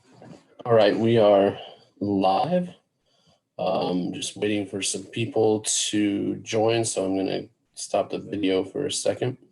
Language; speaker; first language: English; non-native, fluent; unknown